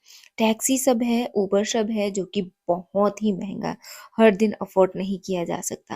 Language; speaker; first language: Hindi; non-native, local second language; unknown